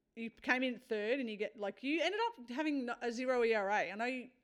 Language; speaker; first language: English; native; English